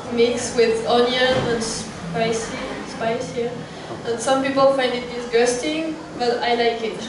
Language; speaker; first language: English; non-native, fluent; French